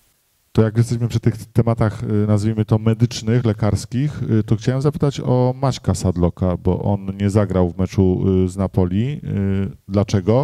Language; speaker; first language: Polish; native; Polish